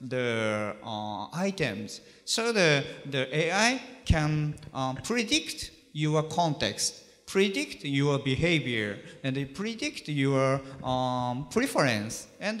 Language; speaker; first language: English; non-native, learner; Japanese